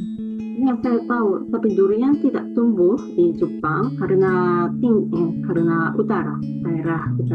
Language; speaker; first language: Indonesian; non-native, fluent; Japanese